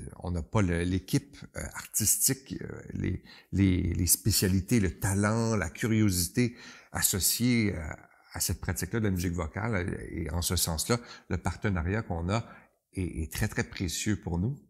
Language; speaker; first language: French; native; French